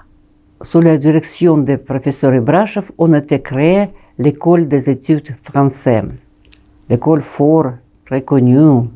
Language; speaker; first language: French; non-native, fluent; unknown